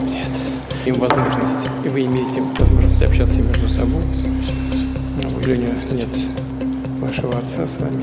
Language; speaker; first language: Russian; native; Russian